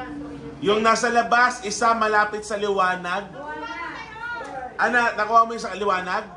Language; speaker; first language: Filipino; native; Filipino